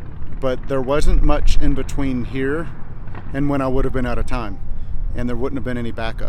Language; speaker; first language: English; native; English